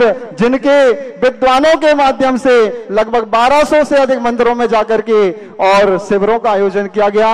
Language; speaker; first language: Hindi; native; Hindi